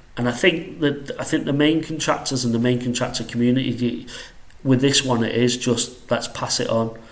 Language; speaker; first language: English; native; English